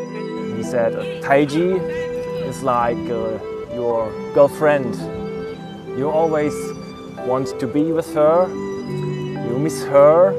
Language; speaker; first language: English; non-native, fluent; German